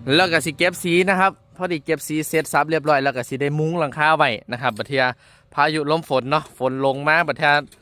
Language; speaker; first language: Thai; non-native, local second language; Northeastern Thai